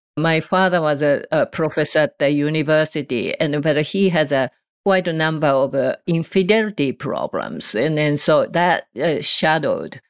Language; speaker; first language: English; non-native, learner; Japanese